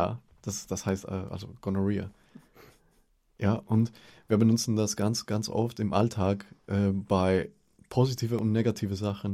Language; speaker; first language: German; non-native, fluent; Spanish